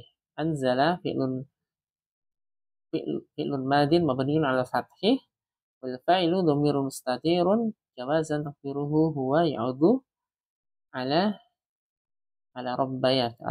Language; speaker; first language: Arabic; non-native, learner; Indonesian